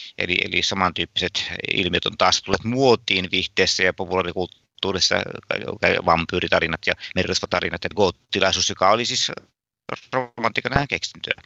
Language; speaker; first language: Finnish; native; Finnish